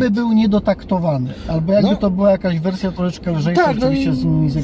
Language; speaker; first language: Polish; native; Polish